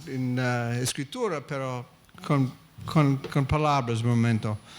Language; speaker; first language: Spanish; non-native, fluent; English